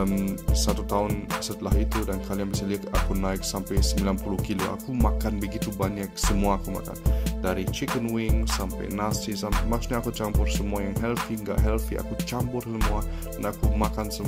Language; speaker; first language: Indonesian; early bilingual, heritage; Indonesian